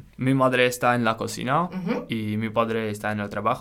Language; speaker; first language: Spanish; non-native, fluent; Czech